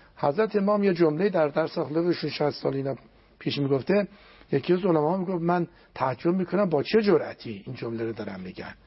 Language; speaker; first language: Persian; non-native, local second language; Azerbaijani